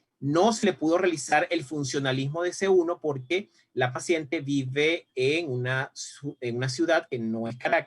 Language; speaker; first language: Spanish; native; Spanish